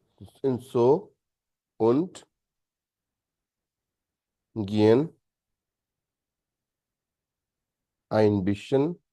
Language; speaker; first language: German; non-native, fluent; Hindi